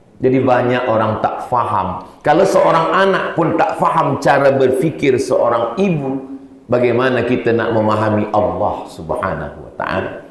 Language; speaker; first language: Malay; native; Malay